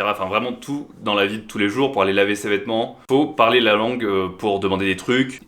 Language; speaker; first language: French; native; French